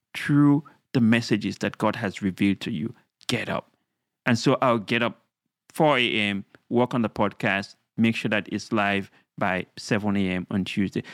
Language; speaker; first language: English; non-native, local second language; Krio